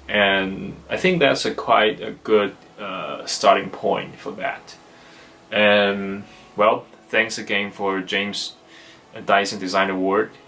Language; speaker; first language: English; non-native, fluent; Chinese